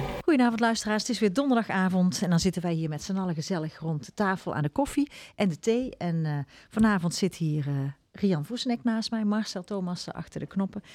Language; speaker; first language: Dutch; native; Dutch